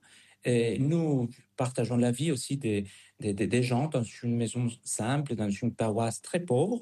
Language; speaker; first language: French; non-native, fluent; Spanish